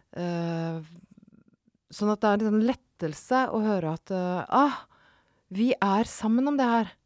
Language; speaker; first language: Norwegian; native; Norwegian